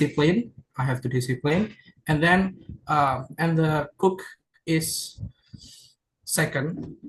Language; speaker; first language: English; non-native, learner; Indonesian